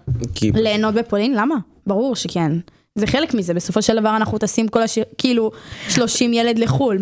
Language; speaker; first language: Hebrew; native; Hebrew